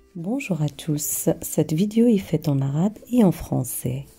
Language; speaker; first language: French; non-native, local second language; Arabic